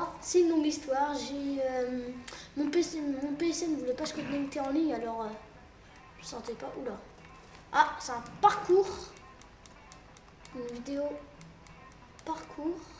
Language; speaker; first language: French; native; French